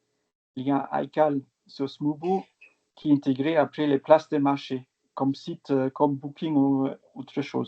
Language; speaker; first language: French; non-native, fluent; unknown